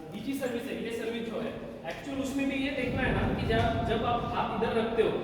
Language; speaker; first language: Hindi; non-native, local second language; Marathi